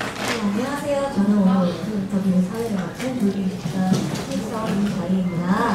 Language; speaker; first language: Korean; native; Korean